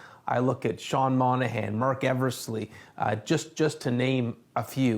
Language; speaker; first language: English; native; English